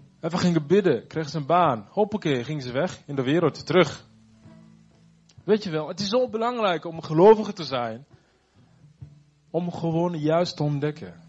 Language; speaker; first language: Dutch; non-native, fluent; Rundi